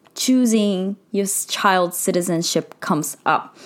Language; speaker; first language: English; early bilingual, heritage; Japanese